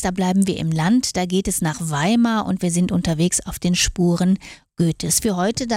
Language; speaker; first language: German; native; German